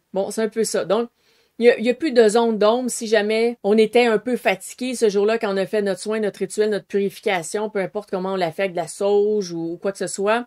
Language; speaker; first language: French; native; French